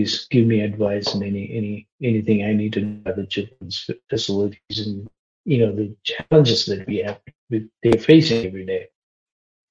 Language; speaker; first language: English; non-native, local second language; Malayalam